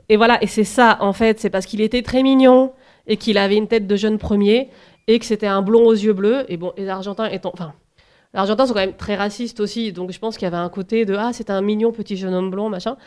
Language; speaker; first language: French; native; French